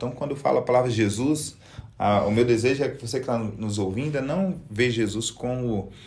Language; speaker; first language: Portuguese; native; Portuguese